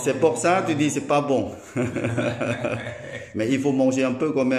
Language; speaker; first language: French; non-native, learner; Thai